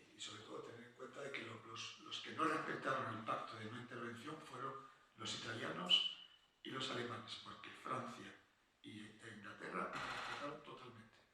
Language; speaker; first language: Spanish; early bilingual, heritage; Spanish